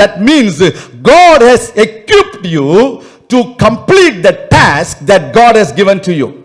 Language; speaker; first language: English; non-native, local second language; Tamil